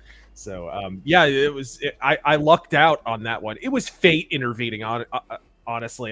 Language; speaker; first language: English; native; English